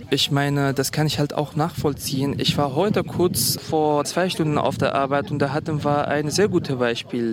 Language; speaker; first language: German; non-native, fluent; Kurdish